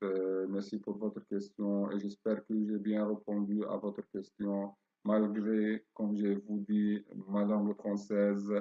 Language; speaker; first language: French; non-native, fluent; Arabic